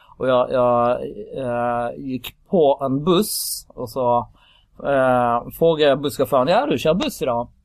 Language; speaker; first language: Swedish; early bilingual, other home language; Kurdish